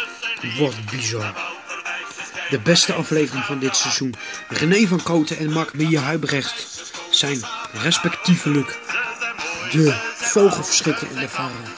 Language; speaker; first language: Dutch; native; Dutch